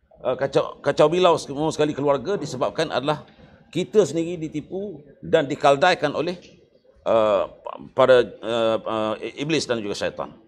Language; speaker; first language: Malay; native; Malay